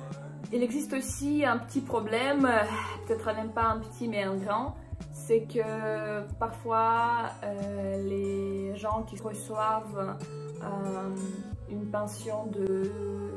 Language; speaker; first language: French; non-native, fluent; Ukrainian